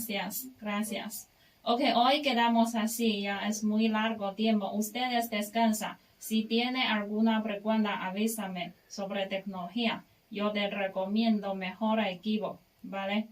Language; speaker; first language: Spanish; non-native, learner; Chinese